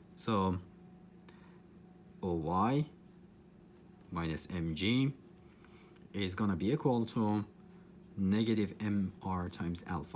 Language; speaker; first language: English; non-native, fluent; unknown